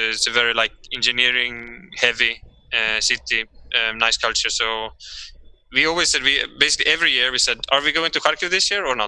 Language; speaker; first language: English; non-native, fluent; Swedish